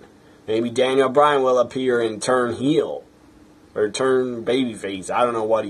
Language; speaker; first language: English; native; English